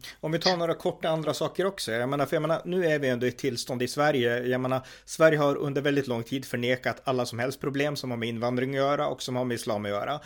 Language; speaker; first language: Swedish; native; Swedish